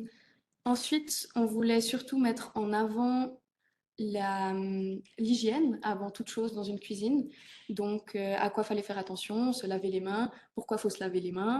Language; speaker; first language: French; native; French